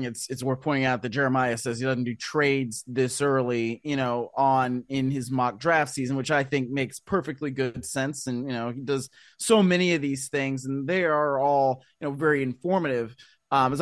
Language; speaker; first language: English; native; English